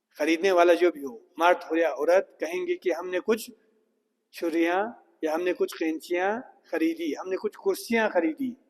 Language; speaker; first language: Urdu; non-native, local second language; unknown